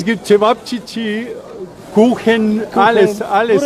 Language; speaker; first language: German; non-native, fluent; Bosnian